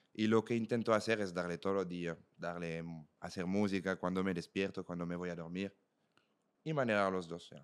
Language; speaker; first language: Spanish; non-native, fluent; French